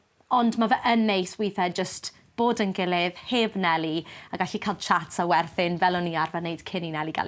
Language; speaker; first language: Welsh; native; Welsh